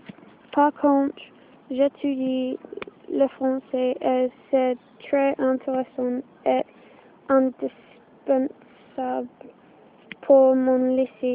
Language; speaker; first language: French; non-native, learner; English